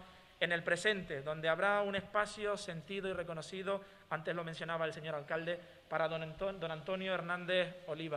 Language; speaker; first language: Spanish; native; Spanish